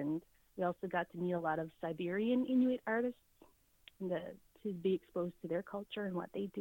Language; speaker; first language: English; native; English